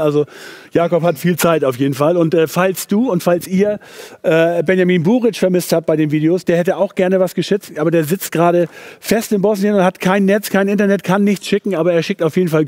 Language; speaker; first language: German; native; German